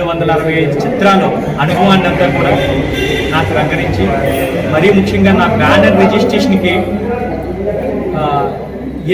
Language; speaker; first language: Telugu; native; Telugu